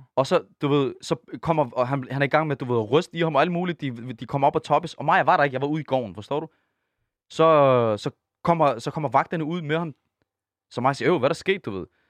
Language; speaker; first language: Danish; early bilingual, other home language; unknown